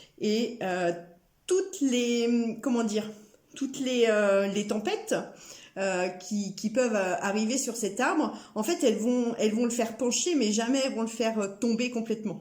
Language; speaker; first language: French; native; French